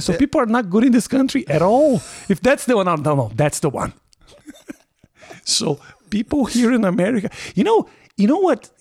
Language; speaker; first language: English; non-native, fluent; Portuguese